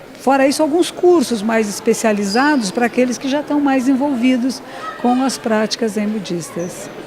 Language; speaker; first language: Portuguese; native; Portuguese